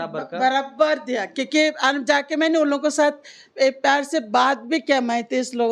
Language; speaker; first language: Hindi; non-native, local second language; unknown